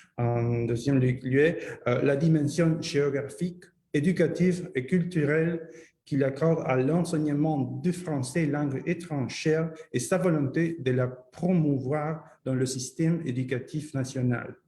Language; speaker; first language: French; non-native, fluent; Spanish